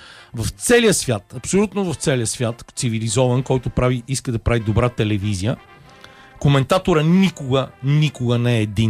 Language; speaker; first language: Bulgarian; native; Bulgarian